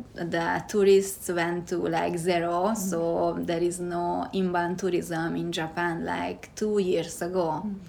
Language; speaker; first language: English; non-native, fluent; Hungarian